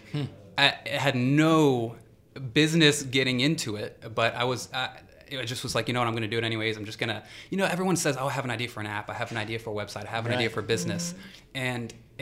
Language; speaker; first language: English; native; English